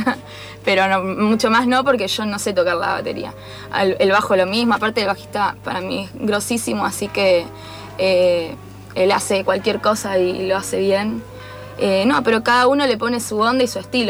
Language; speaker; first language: Spanish; native; Spanish